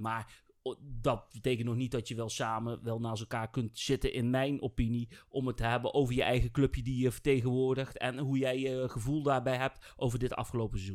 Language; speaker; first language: Dutch; native; Dutch